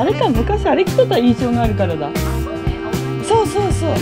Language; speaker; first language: Japanese; native; Japanese